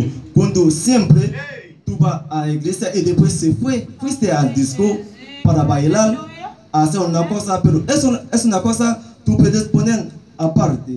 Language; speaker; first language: Spanish; non-native, learner; Haitian Creole